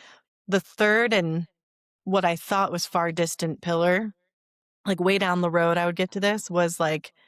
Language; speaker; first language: English; native; English